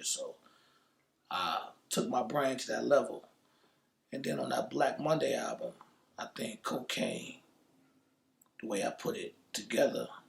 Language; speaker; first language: English; native; English